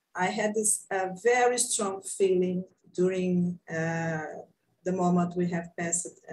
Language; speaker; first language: English; non-native, fluent; Portuguese